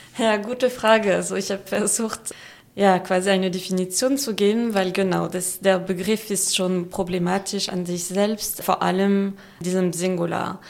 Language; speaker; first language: German; non-native, fluent; French